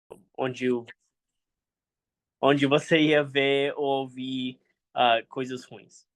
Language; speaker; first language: Portuguese; non-native, fluent; English